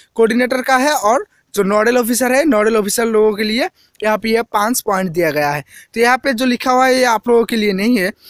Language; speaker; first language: Hindi; non-native, local second language; Assamese